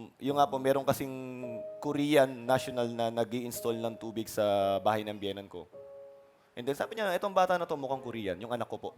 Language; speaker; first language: Filipino; native; Filipino